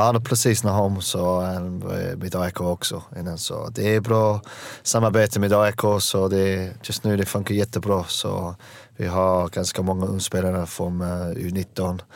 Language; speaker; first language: Swedish; non-native, learner; English